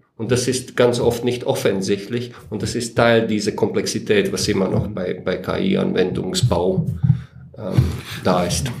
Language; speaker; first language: German; non-native, fluent; Latvian